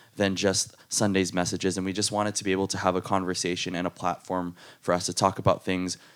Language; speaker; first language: English; native; English